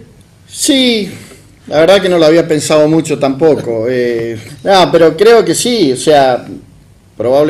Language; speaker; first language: Spanish; native; Spanish